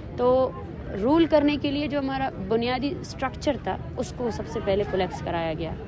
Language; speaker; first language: Urdu; non-native, local second language; Baluchi